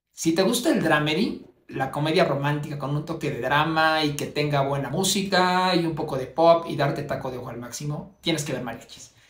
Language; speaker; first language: Spanish; native; Spanish